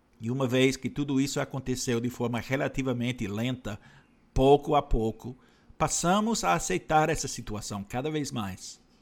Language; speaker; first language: Portuguese; non-native, fluent; English